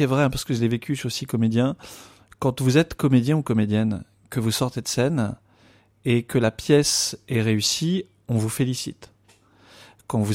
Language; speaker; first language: French; native; French